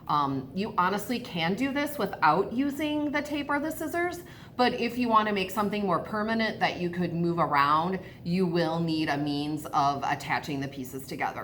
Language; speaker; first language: English; native; English